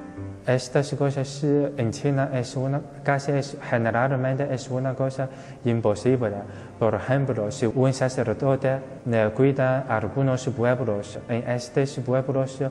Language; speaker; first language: Spanish; non-native, fluent; Chinese